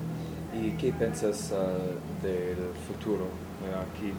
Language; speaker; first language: Spanish; non-native, learner; English